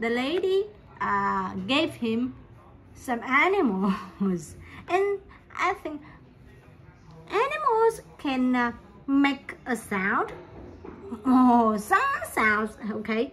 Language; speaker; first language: English; non-native, learner; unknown